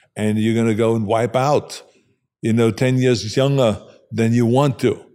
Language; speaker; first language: English; non-native, fluent; German